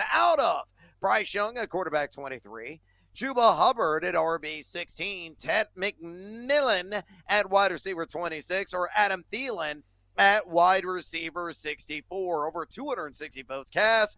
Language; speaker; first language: English; native; English